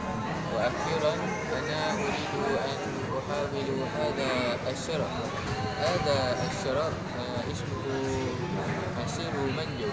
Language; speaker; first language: Arabic; non-native, learner; Malay